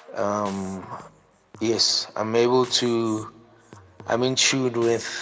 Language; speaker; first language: English; non-native, local second language; Southern Sotho